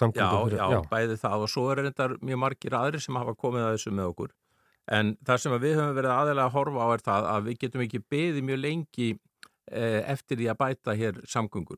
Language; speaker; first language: Icelandic; native; Icelandic